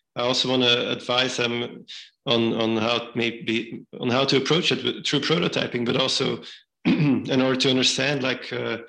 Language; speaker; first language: English; non-native, fluent; Dutch